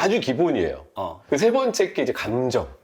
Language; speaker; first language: Korean; native; Korean